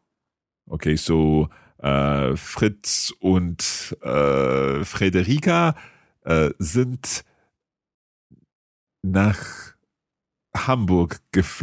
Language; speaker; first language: German; non-native, learner; English